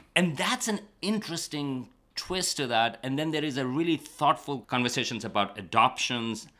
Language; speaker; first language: English; non-native, local second language; Urdu